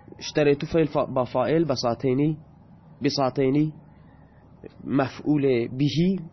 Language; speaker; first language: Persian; non-native, local second language; Baluchi